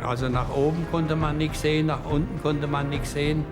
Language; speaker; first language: German; native; German